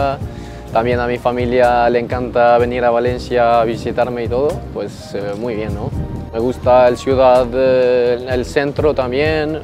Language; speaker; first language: Spanish; non-native, fluent; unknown